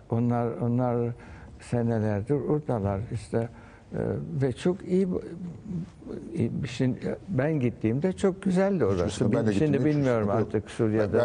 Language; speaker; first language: Turkish; early bilingual, heritage; Turkish